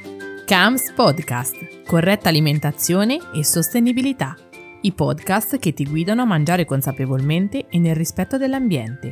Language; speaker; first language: Italian; native; Italian